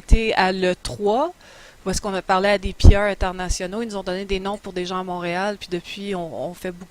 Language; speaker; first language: French; native; French